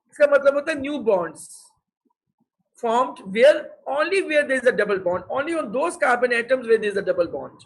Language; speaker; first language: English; non-native, local second language; Urdu